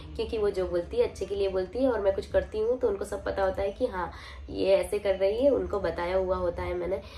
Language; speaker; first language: Hindi; non-native, local second language; Marwari